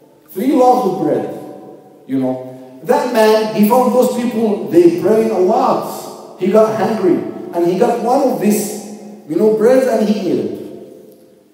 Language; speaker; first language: English; non-native, fluent; Arabic